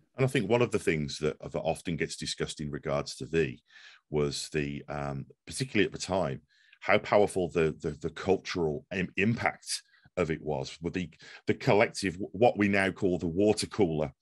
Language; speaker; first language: English; native; English